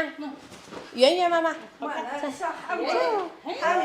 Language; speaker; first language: Chinese; non-native, learner; Indonesian